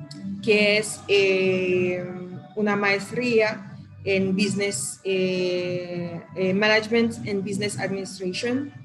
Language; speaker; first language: Spanish; non-native, fluent; French